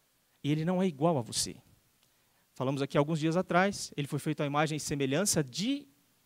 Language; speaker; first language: Portuguese; native; Portuguese